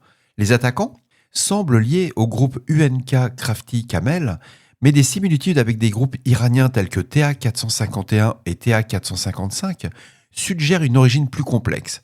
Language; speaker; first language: French; native; French